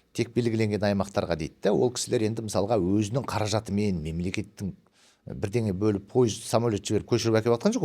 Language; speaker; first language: Kazakh; early bilingual, heritage; Kazakh